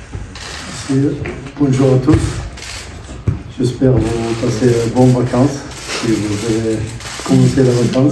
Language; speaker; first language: French; non-native, learner; Arabic